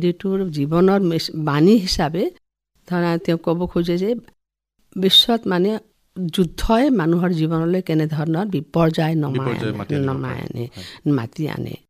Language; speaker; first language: Assamese; non-native, local second language; Nepali